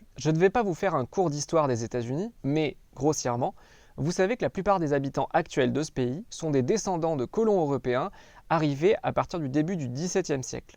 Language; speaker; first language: French; native; French